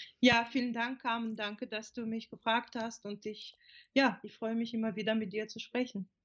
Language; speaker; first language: German; non-native, fluent; Russian